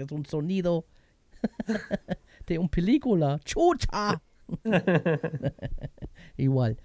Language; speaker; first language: Spanish; non-native, learner; German